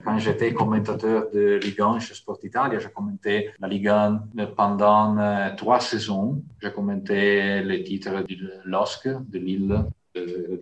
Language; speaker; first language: French; non-native, fluent; Italian